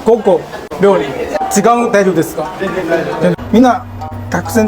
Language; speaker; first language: Japanese; non-native, learner; Chinese